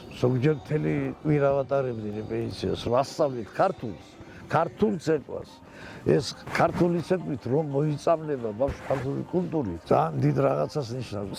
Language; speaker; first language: Georgian; native; Georgian